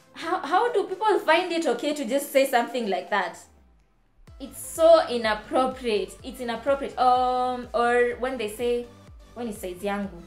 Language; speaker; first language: English; non-native, local second language; Kamba